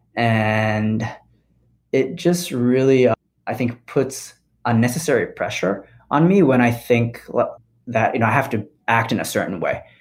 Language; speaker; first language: English; non-native, fluent; Japanese